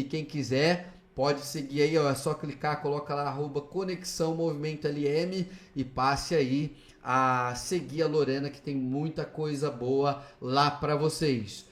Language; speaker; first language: Portuguese; native; Portuguese